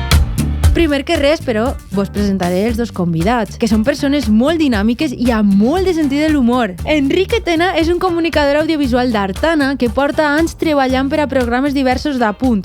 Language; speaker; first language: Catalan; native; Catalan